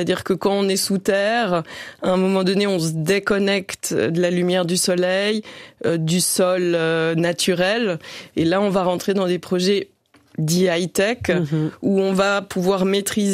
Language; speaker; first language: French; native; French